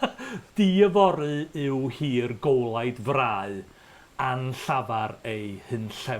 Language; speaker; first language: Welsh; native; Welsh